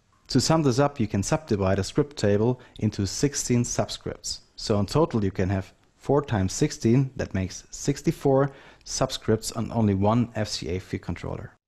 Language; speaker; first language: English; non-native, fluent; German